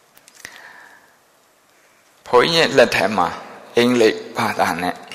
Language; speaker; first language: Burmese; non-native, local second language; Shan